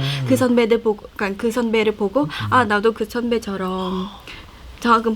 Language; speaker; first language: Korean; non-native, fluent; Khmer